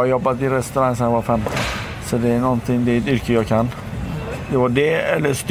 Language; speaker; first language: Swedish; non-native, fluent; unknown